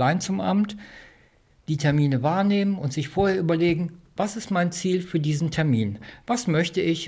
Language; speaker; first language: German; native; German